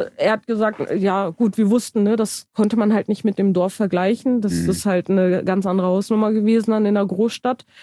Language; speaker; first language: German; early bilingual, other home language; Turkish